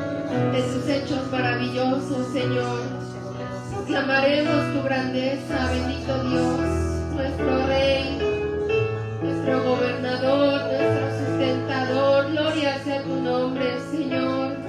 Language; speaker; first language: Spanish; native; Spanish